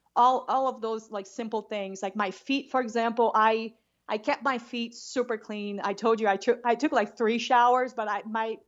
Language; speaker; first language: English; non-native, fluent; Portuguese